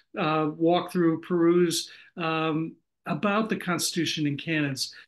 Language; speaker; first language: English; native; English